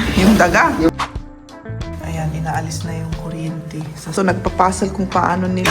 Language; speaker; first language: Filipino; non-native, fluent; German